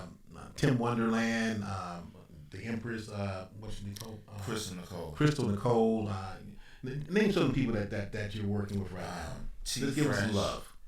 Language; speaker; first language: English; native; English